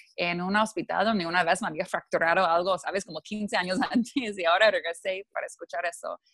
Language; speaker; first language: Spanish; non-native, fluent; English